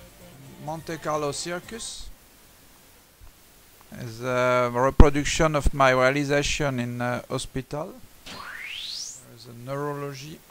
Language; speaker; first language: English; non-native, learner; French